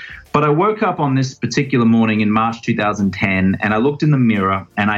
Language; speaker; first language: English; native; English